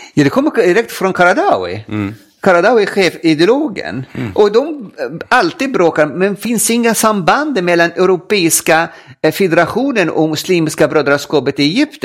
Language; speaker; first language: Swedish; non-native, fluent; Arabic